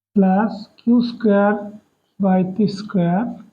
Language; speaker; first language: English; non-native, local second language; Bangla